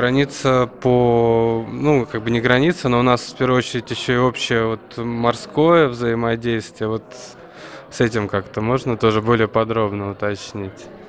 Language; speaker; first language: Russian; native; Russian